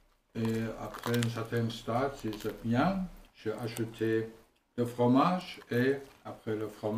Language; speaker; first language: French; non-native, learner; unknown